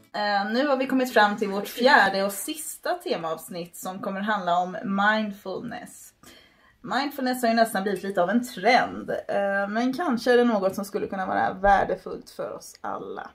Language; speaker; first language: Swedish; native; Swedish